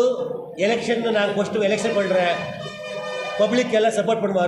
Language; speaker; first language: Tamil; non-native, learner; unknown